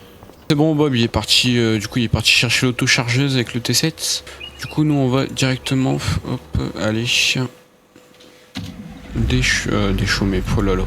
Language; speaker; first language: French; native; French